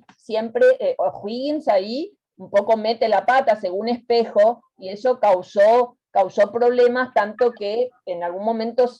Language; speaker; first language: Spanish; native; Spanish